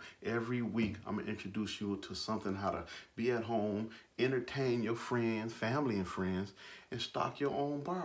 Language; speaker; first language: English; native; English